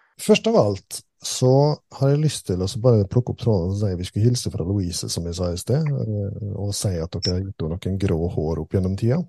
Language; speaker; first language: Norwegian; native; Norwegian